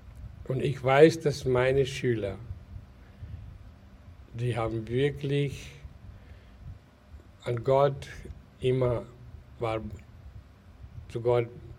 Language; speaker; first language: German; non-native, learner; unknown